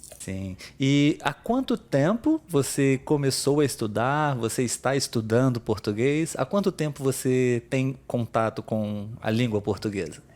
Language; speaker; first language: Portuguese; native; Portuguese